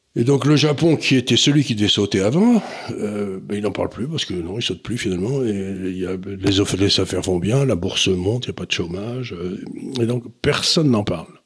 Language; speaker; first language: French; native; French